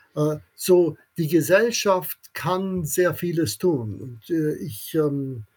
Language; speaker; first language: German; non-native, local second language; English